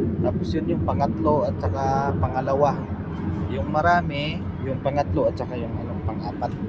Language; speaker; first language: Filipino; non-native, local second language; Cebuano